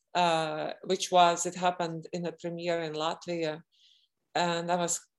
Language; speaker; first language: English; non-native, fluent; Latvian